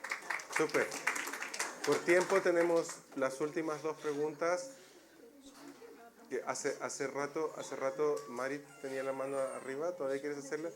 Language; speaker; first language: Spanish; native; Spanish